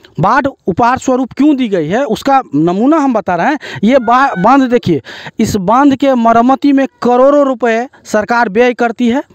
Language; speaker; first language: Hindi; native; Hindi